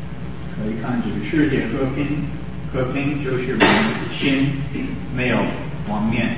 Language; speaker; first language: Chinese; non-native, fluent; English